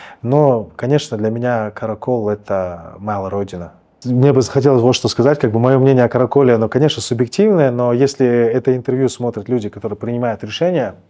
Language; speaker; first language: Russian; native; Russian